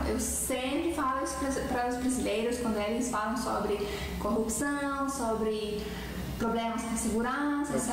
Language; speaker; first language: Portuguese; non-native, fluent; Estonian